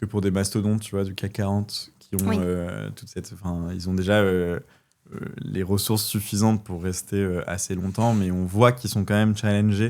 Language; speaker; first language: French; native; French